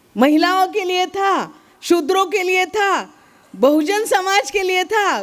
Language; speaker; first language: Hindi; non-native, local second language; Marathi